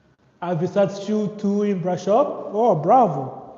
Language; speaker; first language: Romanian; non-native, learner; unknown